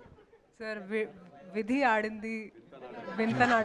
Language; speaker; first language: Telugu; non-native, local second language; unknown